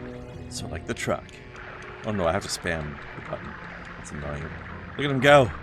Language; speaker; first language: English; native; English